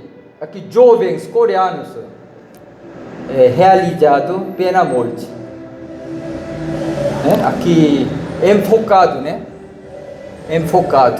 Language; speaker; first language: Portuguese; non-native, learner; Korean